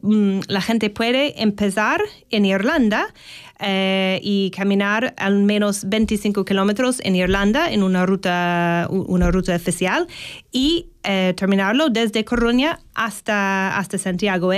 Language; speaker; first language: Spanish; non-native, learner; English